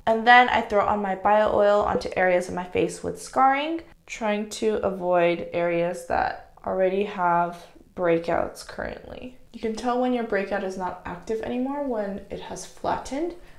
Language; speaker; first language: English; early bilingual, other home language; Korean